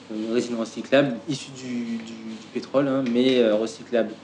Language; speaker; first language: French; native; French